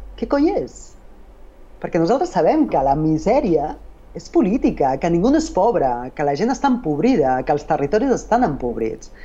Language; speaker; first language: Catalan; non-native, local second language; Galician